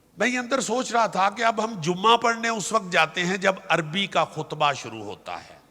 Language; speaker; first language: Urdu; non-native, local second language; Punjabi